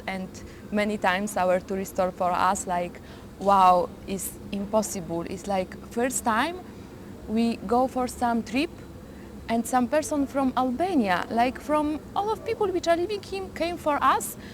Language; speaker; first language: English; non-native, learner; Polish